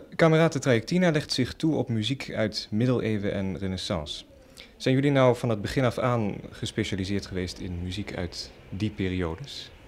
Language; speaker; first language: Dutch; native; Dutch